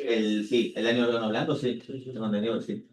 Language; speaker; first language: Spanish; native; Spanish